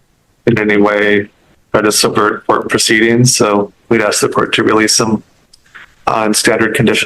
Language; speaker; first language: English; native; English